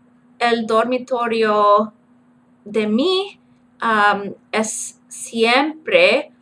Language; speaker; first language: Spanish; non-native, learner; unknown